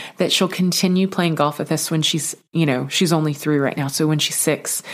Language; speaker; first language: English; native; English